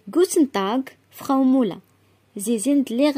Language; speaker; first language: German; non-native, fluent; Arabic